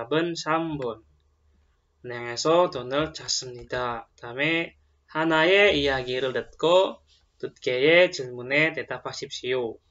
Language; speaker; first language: Korean; non-native, fluent; Indonesian